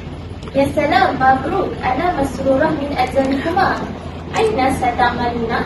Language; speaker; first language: Arabic; non-native, learner; Malay